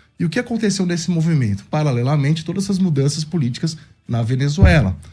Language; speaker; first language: Portuguese; native; Portuguese